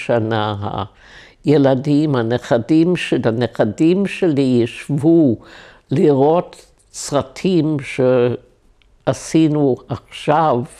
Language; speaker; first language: Hebrew; non-native, fluent; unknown